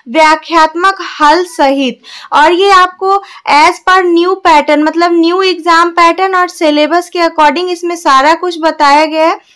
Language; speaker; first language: Hindi; native; Hindi